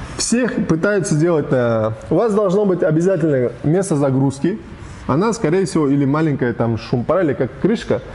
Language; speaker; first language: Russian; non-native, local second language; Uzbek